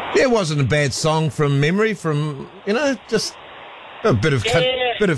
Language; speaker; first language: English; native; English